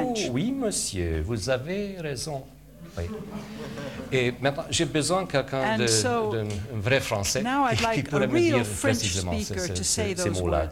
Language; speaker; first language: French; non-native, fluent; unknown